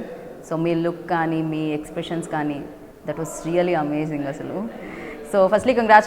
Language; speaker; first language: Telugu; native; Telugu